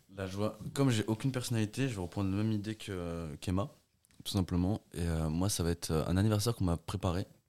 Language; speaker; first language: French; early bilingual, other home language; Portuguese